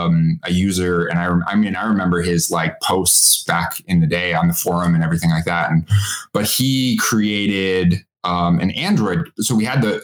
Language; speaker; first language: English; native; English